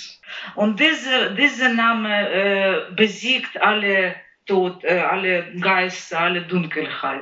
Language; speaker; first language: German; non-native, learner; Ukrainian